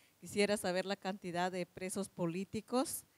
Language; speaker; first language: Spanish; non-native, learner; French